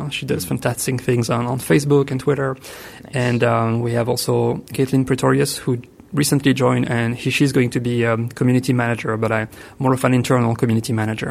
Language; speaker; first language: English; non-native, fluent; French